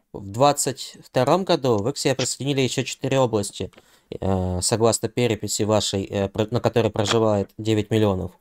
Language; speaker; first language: Russian; non-native, local second language; Ukrainian